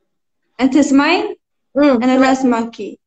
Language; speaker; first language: Arabic; non-native, learner; Turkish